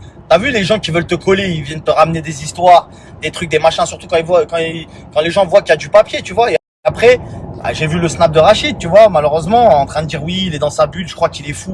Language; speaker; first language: French; native; French